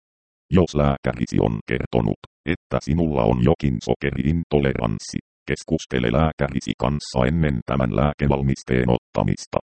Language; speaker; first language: Finnish; native; Finnish